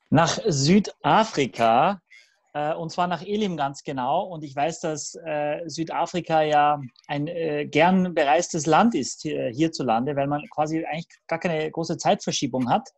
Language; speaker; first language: German; native; German